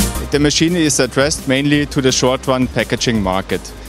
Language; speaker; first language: English; non-native, fluent; German